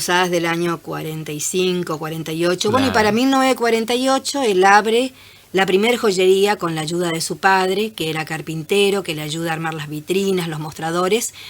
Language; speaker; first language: Spanish; native; Spanish